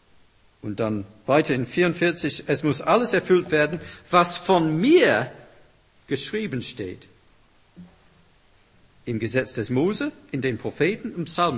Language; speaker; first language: German; non-native, fluent; English